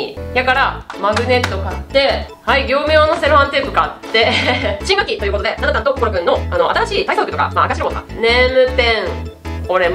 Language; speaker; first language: Japanese; native; Japanese